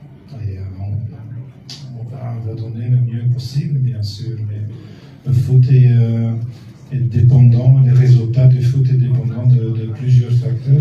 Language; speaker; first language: French; non-native, local second language; Dutch